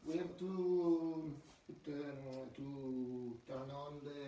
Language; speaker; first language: English; non-native, learner; Italian